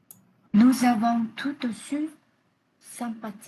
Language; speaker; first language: French; non-native, learner; Vietnamese